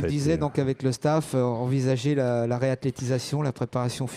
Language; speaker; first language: French; native; French